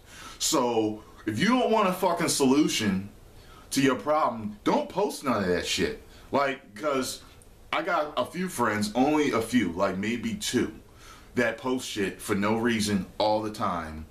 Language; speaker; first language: English; native; English